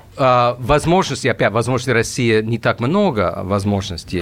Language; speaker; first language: Russian; non-native, fluent; English